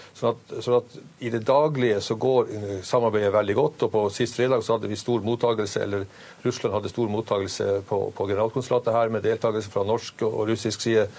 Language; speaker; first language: Norwegian; native; Norwegian